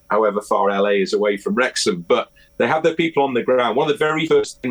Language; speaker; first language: English; native; English